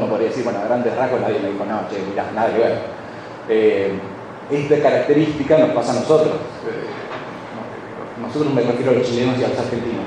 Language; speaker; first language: Spanish; native; Spanish